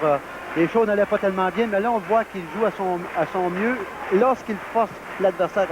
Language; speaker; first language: French; native; French